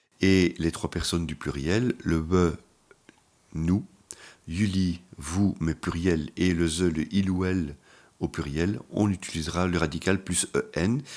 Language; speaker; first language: French; native; French